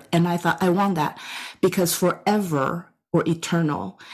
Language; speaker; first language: English; non-native, fluent; Chinese